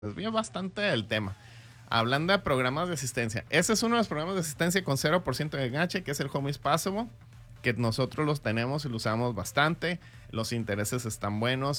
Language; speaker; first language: Spanish; native; Spanish